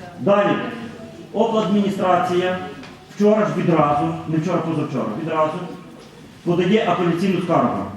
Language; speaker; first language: Ukrainian; native; Ukrainian